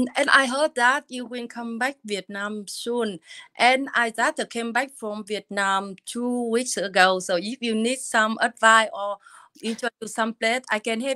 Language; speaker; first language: English; non-native, learner; Vietnamese